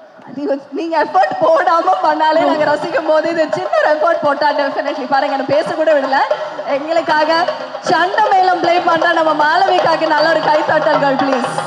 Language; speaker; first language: Tamil; native; Tamil